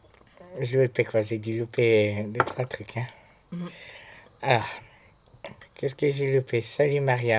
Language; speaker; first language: French; native; French